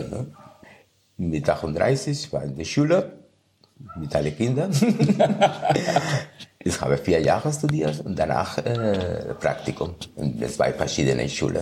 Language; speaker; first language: German; non-native, fluent; Spanish